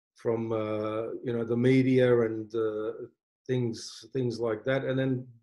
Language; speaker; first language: English; native; English